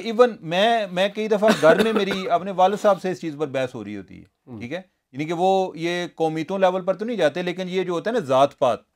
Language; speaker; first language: Urdu; non-native, local second language; Punjabi